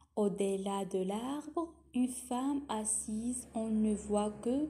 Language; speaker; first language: French; non-native, local second language; Arabic